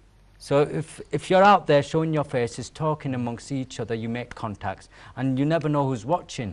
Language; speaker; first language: English; native; English